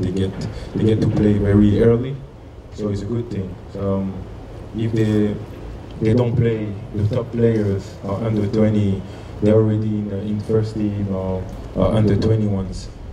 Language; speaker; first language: English; non-native, fluent; French